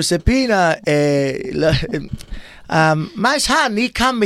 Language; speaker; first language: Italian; early bilingual, heritage; English